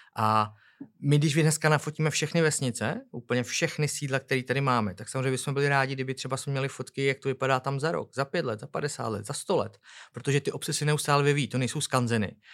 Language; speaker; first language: Czech; native; Czech